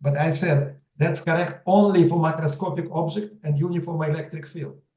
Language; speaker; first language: English; non-native, fluent; Russian